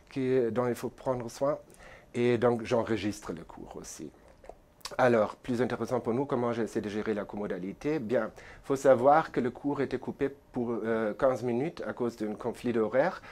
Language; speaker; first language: French; non-native, fluent; German